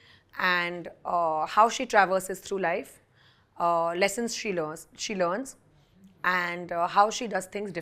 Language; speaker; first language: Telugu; non-native, local second language; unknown